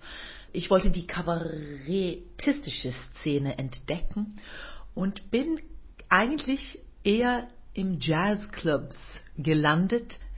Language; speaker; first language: German; non-native, fluent; Norwegian